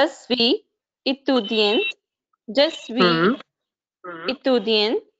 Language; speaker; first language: French; non-native, learner; Hindi